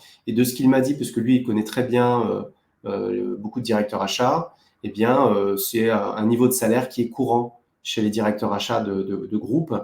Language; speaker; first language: French; native; French